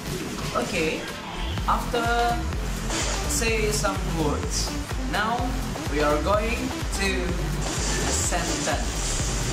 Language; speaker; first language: English; non-native, learner; Indonesian